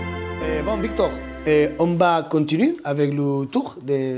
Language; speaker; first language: French; non-native, learner; Spanish